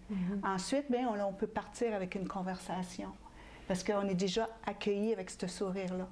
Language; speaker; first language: French; native; French